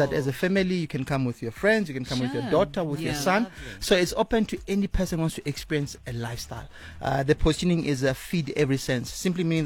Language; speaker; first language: English; non-native, local second language; Tsonga